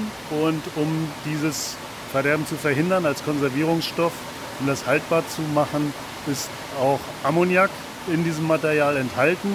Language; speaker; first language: German; native; German